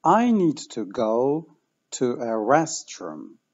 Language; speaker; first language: English; non-native, fluent; Polish